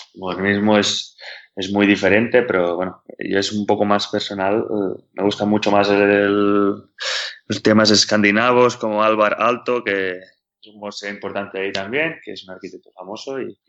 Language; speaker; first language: Spanish; native; Spanish